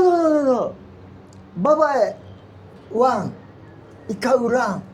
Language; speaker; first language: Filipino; non-native, learner; Japanese